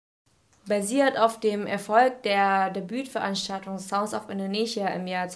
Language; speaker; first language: German; non-native, fluent; Indonesian